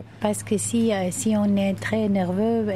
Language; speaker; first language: French; non-native, fluent; Greek